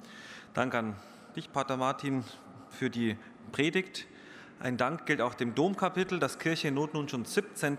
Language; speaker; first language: German; native; German